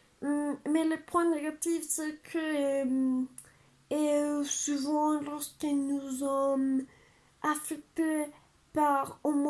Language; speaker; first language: French; non-native, learner; Spanish